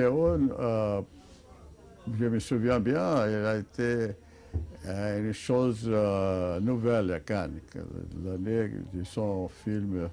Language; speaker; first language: French; non-native, fluent; Portuguese